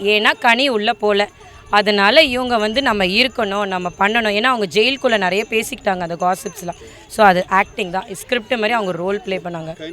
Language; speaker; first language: Tamil; native; Tamil